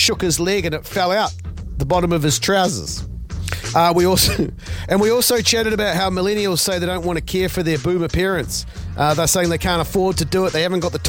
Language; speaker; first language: English; native; English